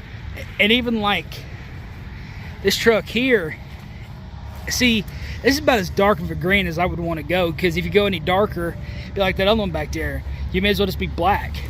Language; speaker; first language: English; native; English